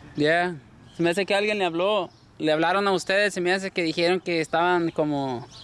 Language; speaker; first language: Spanish; native; Spanish